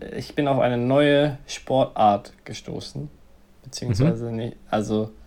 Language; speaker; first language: German; native; German